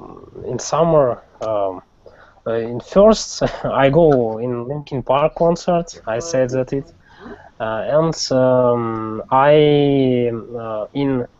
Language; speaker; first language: English; non-native, learner; Russian